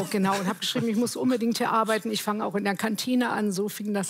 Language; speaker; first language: German; native; German